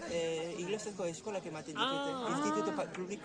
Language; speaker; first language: Basque; non-native, fluent; Korean